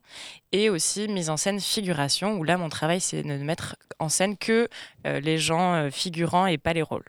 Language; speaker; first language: French; native; French